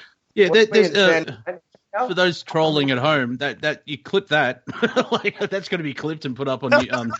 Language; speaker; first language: English; native; English